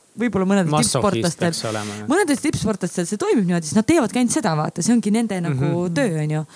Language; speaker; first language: Estonian; native; Estonian